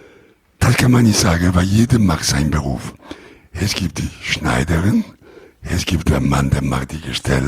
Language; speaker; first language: German; non-native, learner; Italian